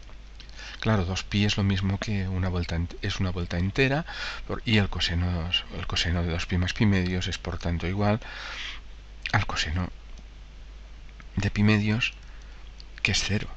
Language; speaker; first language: Spanish; native; Spanish